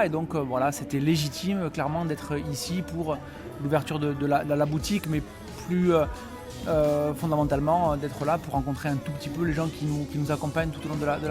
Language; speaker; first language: French; native; French